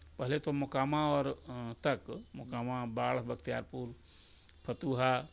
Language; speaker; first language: Hindi; native; Hindi